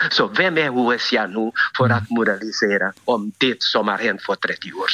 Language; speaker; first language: Swedish; non-native, fluent; Spanish